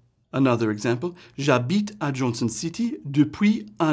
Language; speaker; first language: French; non-native, fluent; English